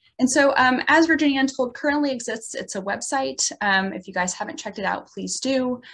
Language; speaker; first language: English; native; English